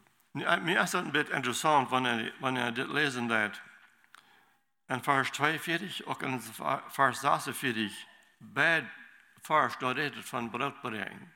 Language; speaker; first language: German; non-native, learner; Low German